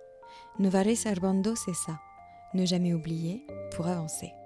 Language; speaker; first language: French; native; French